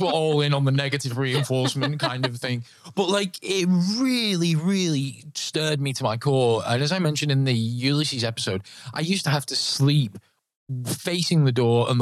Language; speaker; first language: English; native; English